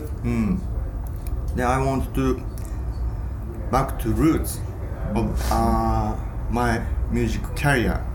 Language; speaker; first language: English; non-native, learner; Japanese